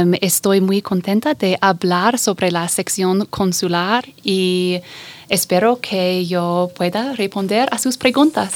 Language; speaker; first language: Spanish; non-native, fluent; English